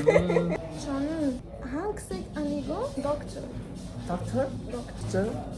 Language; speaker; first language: Korean; non-native, learner; Arabic